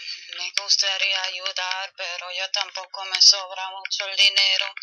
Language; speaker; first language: Spanish; non-native, fluent; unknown